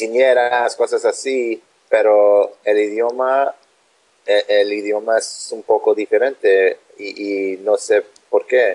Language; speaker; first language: Spanish; non-native, learner; English